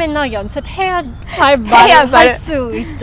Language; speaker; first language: Korean; non-native, fluent; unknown